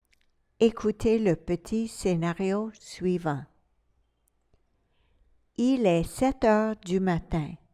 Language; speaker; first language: French; non-native, fluent; English